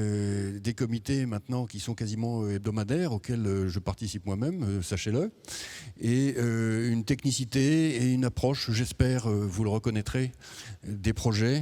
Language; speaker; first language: French; native; French